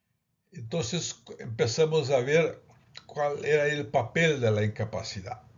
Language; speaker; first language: Spanish; non-native, fluent; Portuguese